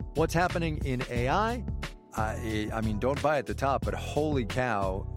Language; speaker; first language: English; non-native, fluent; German